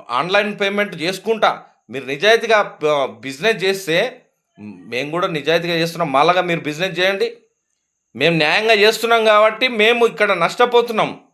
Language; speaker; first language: Telugu; native; Telugu